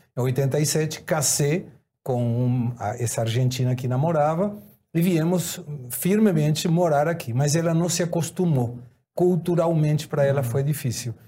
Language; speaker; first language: Portuguese; non-native, fluent; Spanish